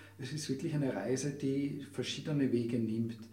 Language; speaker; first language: German; native; German